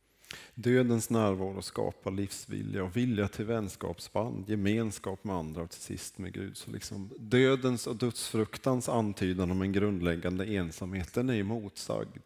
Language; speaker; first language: Swedish; native; Swedish